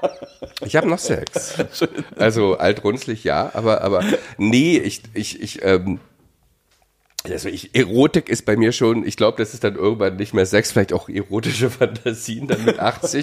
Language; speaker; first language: German; native; German